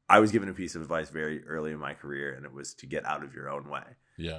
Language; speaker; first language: English; native; English